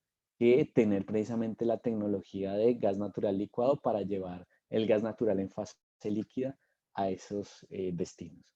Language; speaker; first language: Spanish; native; Spanish